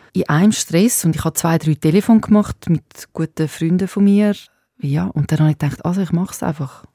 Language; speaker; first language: German; early bilingual, other home language; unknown